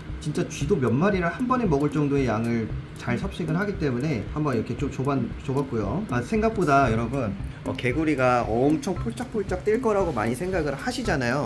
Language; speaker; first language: Korean; native; Korean